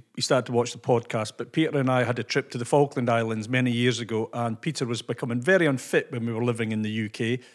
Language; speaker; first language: English; native; English